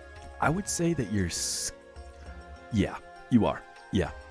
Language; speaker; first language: English; native; English